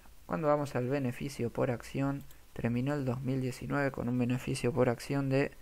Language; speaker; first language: Spanish; native; Spanish